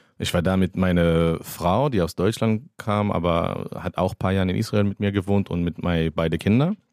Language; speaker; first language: German; non-native, fluent; Hebrew